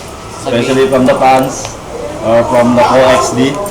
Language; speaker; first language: English; non-native, local second language; Filipino